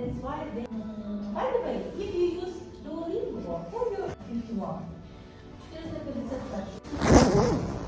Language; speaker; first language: English; non-native, learner; Ukrainian